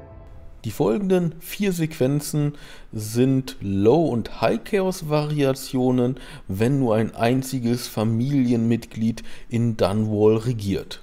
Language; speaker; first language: German; native; German